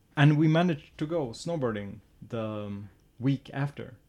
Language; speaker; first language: English; non-native, fluent; Swedish